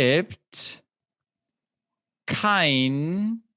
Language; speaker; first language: German; non-native, fluent; English